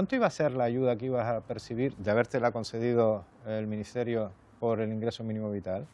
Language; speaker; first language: Spanish; native; Spanish